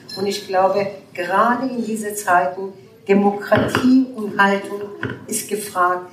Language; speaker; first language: German; non-native, fluent; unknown